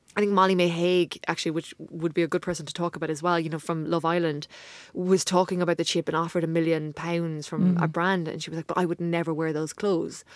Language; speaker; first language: English; native; English